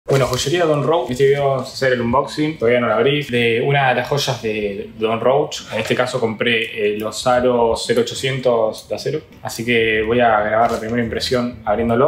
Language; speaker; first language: Spanish; native; Spanish